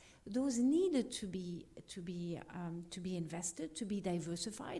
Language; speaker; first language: English; non-native, fluent; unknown